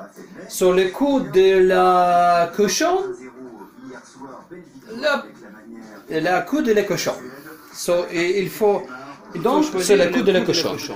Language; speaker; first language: French; non-native, learner; Ukrainian